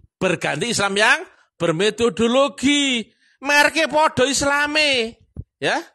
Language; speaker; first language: Indonesian; non-native, local second language; Javanese